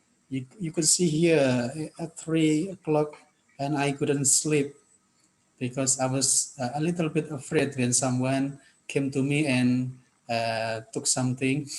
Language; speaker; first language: English; non-native, fluent; Indonesian